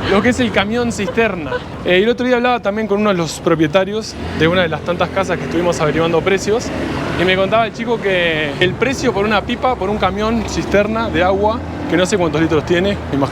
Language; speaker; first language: Spanish; native; Spanish